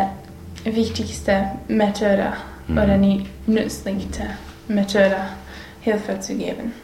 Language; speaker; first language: German; non-native, learner; English